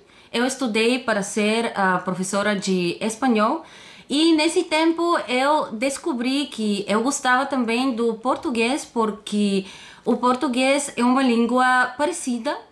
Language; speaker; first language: Portuguese; non-native, fluent; Bulgarian